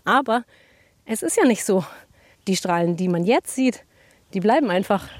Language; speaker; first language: German; native; German